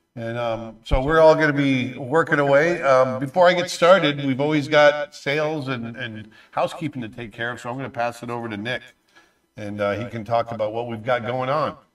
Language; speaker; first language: English; native; English